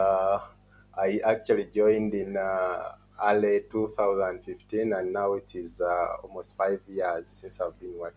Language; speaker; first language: English; non-native, local second language; Ganda